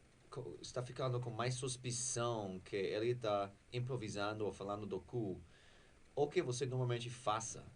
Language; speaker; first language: Portuguese; non-native, fluent; English